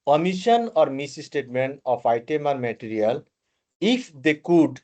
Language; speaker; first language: English; non-native, local second language; Bangla